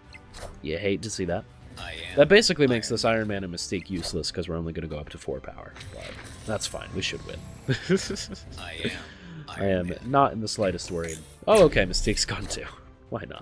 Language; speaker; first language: English; native; English